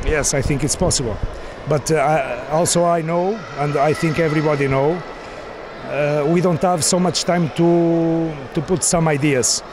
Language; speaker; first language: English; non-native, learner; Portuguese